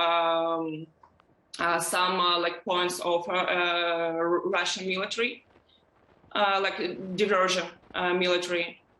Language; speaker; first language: English; non-native, learner; Ukrainian